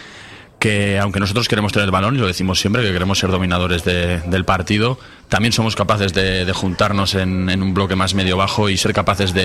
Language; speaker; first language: Spanish; native; Spanish